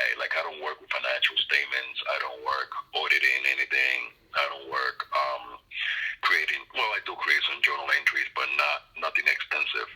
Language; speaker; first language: English; non-native, fluent; Spanish